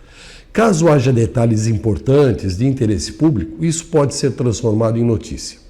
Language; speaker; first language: Portuguese; native; Portuguese